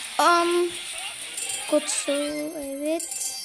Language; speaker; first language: Turkish; early bilingual, heritage; Turkish